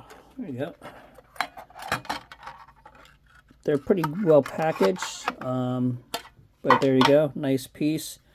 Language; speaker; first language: English; native; English